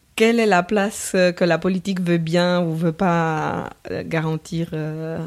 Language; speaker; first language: French; non-native, fluent; Romanian